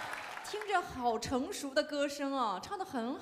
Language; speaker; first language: Chinese; native; Chinese